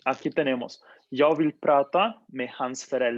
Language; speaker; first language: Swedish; non-native, fluent; Spanish